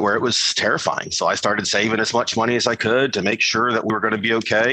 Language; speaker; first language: English; native; English